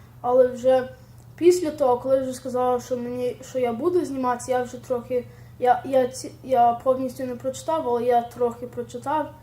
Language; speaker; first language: Ukrainian; early bilingual, heritage; Ukrainian